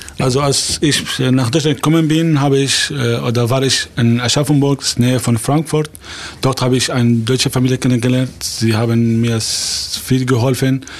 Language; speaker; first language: German; non-native, fluent; Arabic